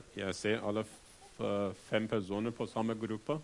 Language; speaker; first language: Norwegian; non-native, fluent; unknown